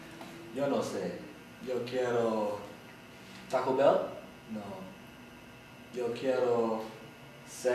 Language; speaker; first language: Spanish; non-native, learner; English